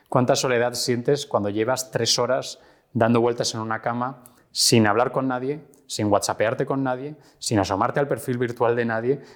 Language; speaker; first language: Spanish; native; Spanish